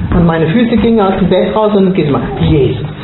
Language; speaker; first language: German; native; German